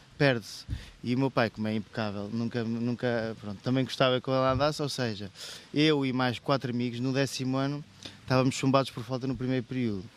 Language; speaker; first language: Portuguese; native; Portuguese